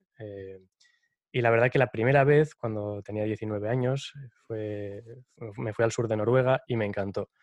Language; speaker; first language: Spanish; native; Spanish